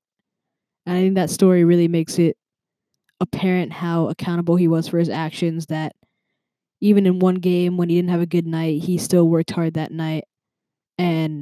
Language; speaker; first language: English; native; English